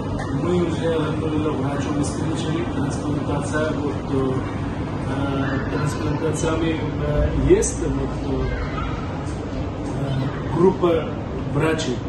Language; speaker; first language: Russian; non-native, local second language; Uzbek